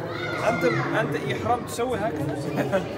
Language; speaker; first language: Arabic; native; Arabic